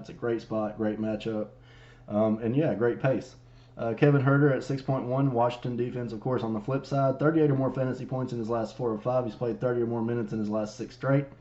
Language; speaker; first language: English; native; English